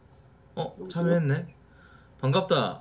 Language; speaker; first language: Korean; native; Korean